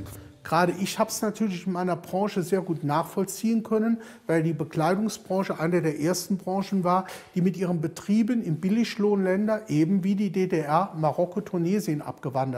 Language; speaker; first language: German; native; German